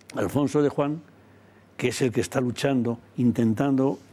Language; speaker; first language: Spanish; native; Spanish